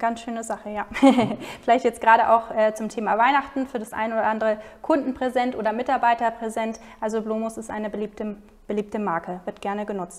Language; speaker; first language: German; native; German